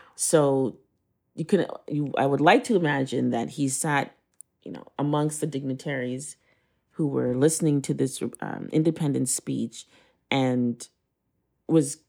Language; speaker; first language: English; native; English